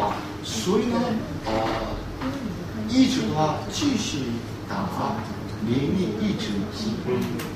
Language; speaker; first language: Chinese; non-native, fluent; Korean